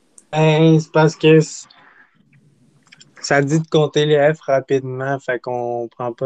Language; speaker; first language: French; native; French